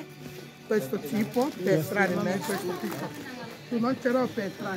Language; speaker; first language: Italian; non-native, learner; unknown